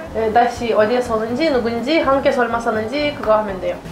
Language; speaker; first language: Korean; non-native, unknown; Lithuanian